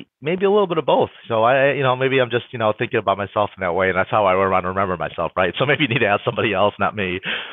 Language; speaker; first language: English; native; English